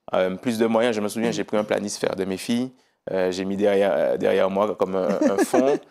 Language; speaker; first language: French; native; French